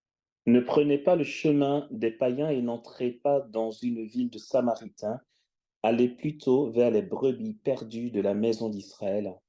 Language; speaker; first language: French; native; French